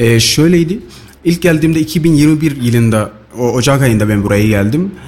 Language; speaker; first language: Turkish; non-native, fluent; Somali